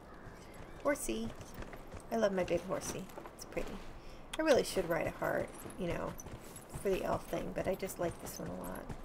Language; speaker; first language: English; native; English